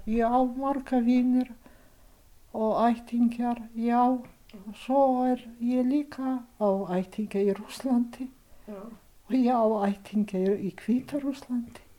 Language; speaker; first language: Icelandic; non-native, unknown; Ukrainian